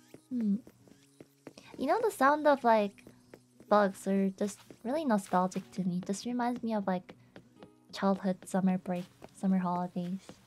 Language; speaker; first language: English; early bilingual, other home language; Japanese